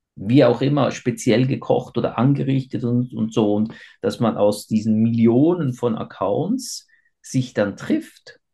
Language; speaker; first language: German; native; German